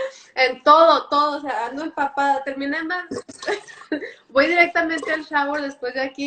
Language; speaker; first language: Spanish; early bilingual, heritage; Spanish